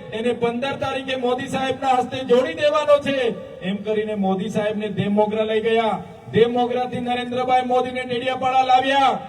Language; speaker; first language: Gujarati; non-native, local second language; Vasavi